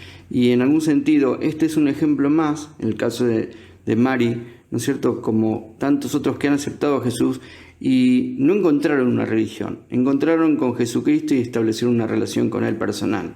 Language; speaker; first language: Spanish; native; Spanish